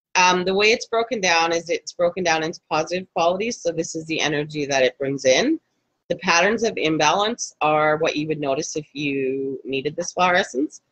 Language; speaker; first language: English; native; English